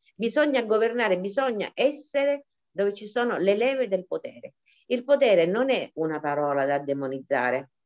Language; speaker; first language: Italian; native; Italian